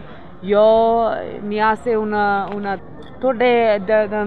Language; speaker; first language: Spanish; non-native, learner; English